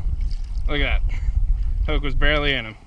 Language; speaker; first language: English; native; English